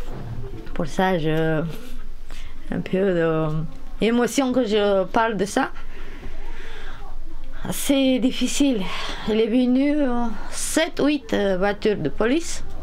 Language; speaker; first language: French; non-native, learner; Romanian